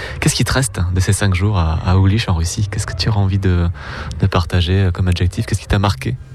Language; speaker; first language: French; native; French